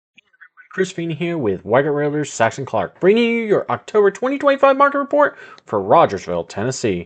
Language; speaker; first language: English; native; English